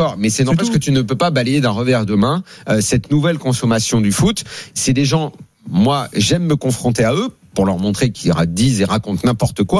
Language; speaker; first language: French; native; French